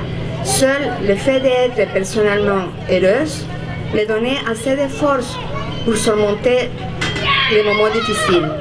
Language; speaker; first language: French; non-native, fluent; Spanish